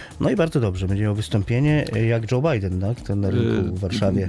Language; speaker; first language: Polish; native; Polish